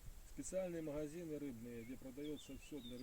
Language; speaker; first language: Russian; native; Russian